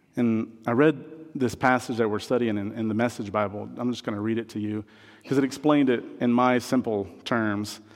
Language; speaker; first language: English; non-native, fluent; French